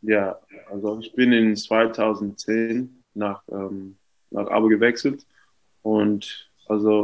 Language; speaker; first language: German; non-native, fluent; English